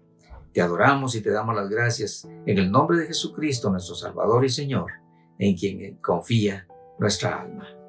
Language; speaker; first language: Spanish; native; Spanish